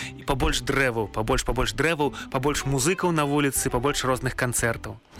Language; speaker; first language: Belarusian; native; Belarusian